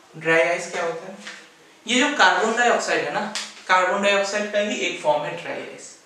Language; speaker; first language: Hindi; native; Hindi